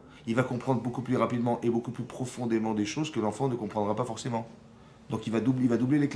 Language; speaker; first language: French; native; French